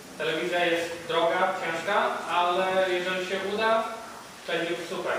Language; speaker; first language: Polish; early bilingual, heritage; Polish